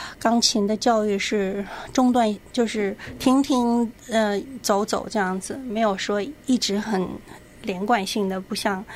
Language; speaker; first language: Chinese; native; Chinese